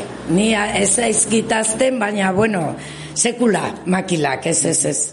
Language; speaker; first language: Basque; non-native, local second language; Spanish